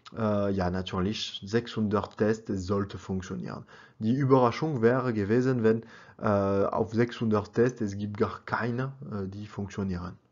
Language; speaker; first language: German; non-native, learner; French